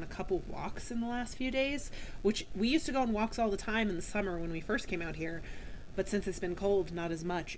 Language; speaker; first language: English; native; English